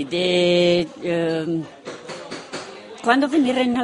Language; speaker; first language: Spanish; non-native, learner; Romanian